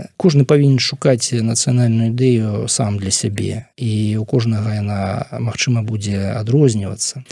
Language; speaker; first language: Belarusian; non-native, local second language; Russian